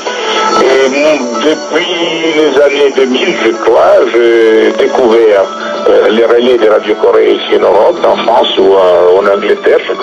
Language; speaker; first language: French; non-native, fluent; Italian